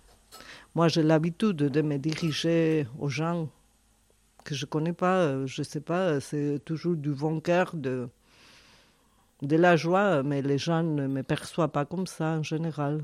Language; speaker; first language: French; non-native, fluent; Spanish